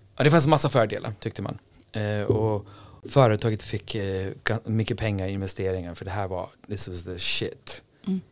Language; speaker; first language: Swedish; non-native, fluent; English